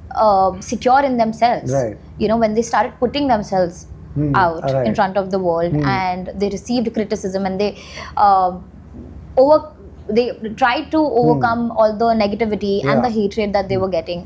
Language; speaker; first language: English; non-native, local second language; Hindi